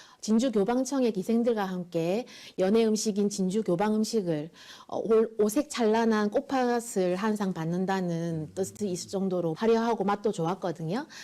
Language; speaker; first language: Korean; native; Korean